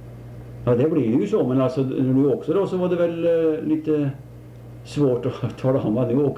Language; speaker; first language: Swedish; native; Swedish